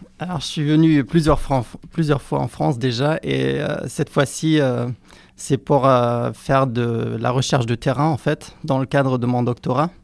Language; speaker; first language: French; non-native, fluent; German